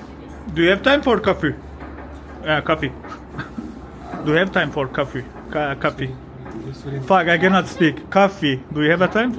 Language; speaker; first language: English; non-native, learner; Turkish